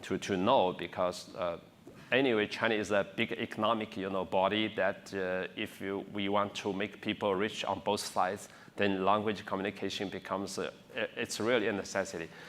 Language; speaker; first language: English; non-native, fluent; Chinese